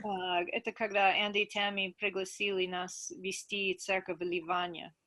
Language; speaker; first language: Russian; non-native, fluent; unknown